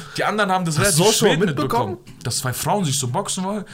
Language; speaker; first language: German; early bilingual, other home language; Persian